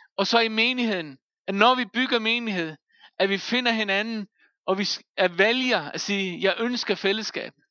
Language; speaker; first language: Danish; non-native, local second language; Faroese